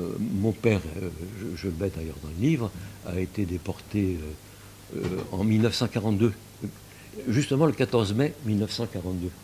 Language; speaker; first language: French; early bilingual, other home language; Yiddish